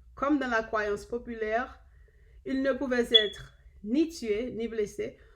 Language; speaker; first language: French; non-native, learner; English